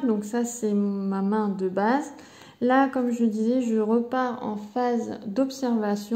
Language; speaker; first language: French; native; French